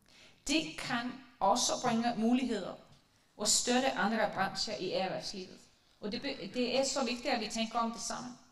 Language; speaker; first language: Danish; non-native, fluent; Icelandic